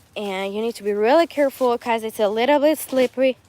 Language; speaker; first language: English; non-native, fluent; Persian